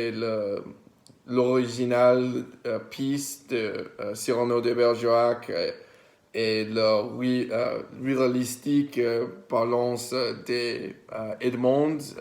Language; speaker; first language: French; non-native, learner; English